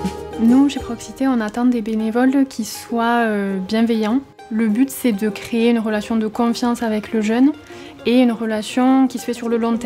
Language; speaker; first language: French; native; French